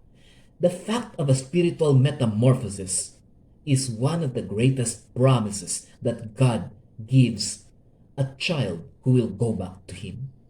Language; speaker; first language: English; non-native, local second language; Hiligaynon